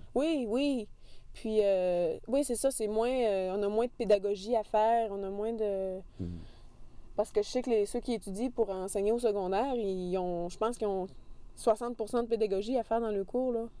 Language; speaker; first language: French; native; French